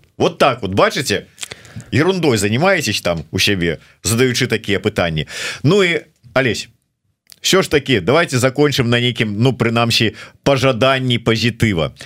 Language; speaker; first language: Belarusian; non-native, local second language; Russian